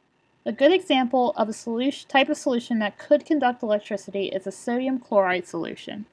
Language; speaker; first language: English; native; English